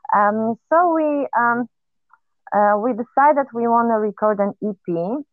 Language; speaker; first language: English; non-native, fluent; Polish